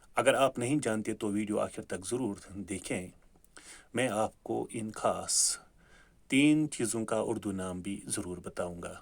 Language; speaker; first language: Urdu; non-native, local second language; Kashmiri